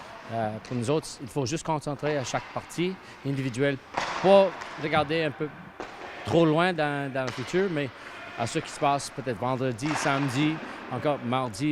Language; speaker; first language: French; non-native, fluent; English